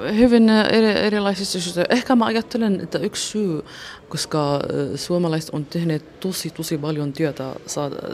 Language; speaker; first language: Finnish; non-native, fluent; Arabic